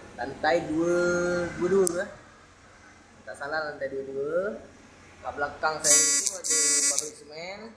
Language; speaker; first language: Malay; non-native, fluent; Achinese